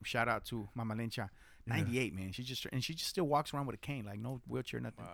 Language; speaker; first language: English; early bilingual, other home language; Spanish